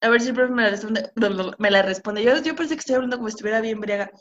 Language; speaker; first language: Spanish; native; Spanish